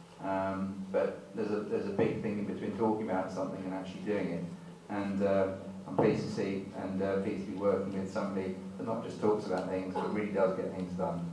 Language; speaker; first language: English; native; English